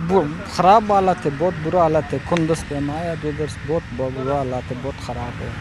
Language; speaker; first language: Hindi; non-native, learner; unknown